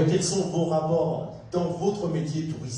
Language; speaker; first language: French; native; French